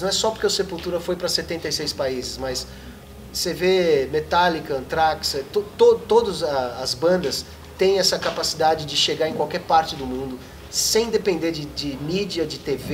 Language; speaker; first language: Portuguese; native; Portuguese